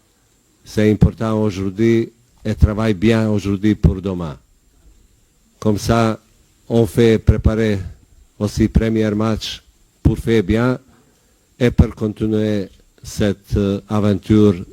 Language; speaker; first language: French; non-native, learner; Bosnian